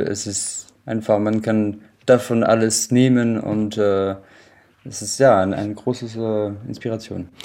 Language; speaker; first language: German; non-native, fluent; French